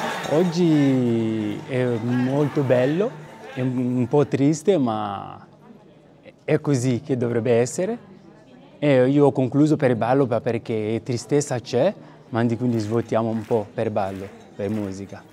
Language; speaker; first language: Italian; non-native, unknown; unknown